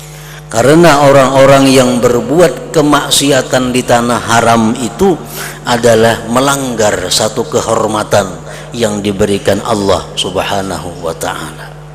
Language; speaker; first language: Indonesian; non-native, local second language; Banjar